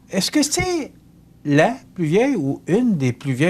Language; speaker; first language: French; native; French